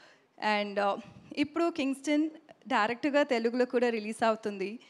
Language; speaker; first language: Telugu; non-native, learner; Tamil